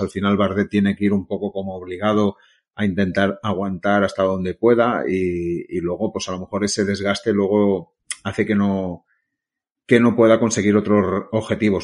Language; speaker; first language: Spanish; native; Spanish